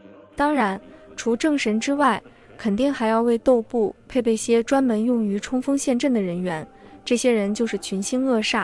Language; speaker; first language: Chinese; native; Chinese